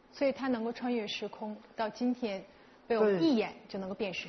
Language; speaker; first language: Chinese; native; Chinese